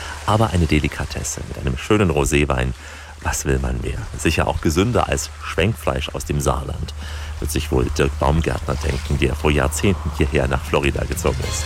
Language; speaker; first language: German; native; German